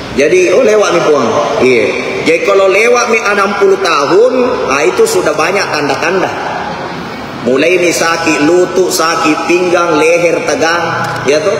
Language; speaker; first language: Malay; non-native, local second language; Buginese